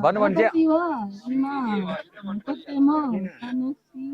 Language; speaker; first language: Japanese; non-native, learner; Nepali